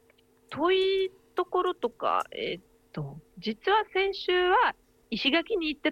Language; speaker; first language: Japanese; non-native, fluent; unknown